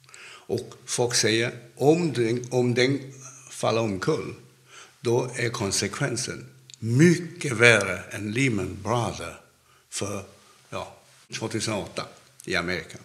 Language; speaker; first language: Swedish; non-native, fluent; Cantonese